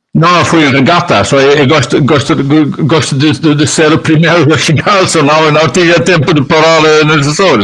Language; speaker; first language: Portuguese; non-native, learner; Dutch